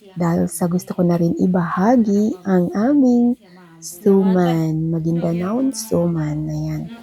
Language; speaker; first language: Filipino; non-native, local second language; Maguindanaon